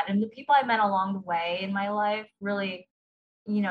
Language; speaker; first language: English; early bilingual, other home language; Iloko